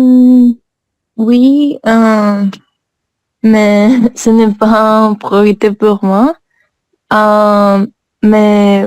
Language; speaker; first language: French; non-native, learner; English